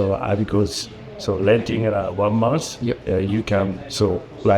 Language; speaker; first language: English; non-native, learner; Japanese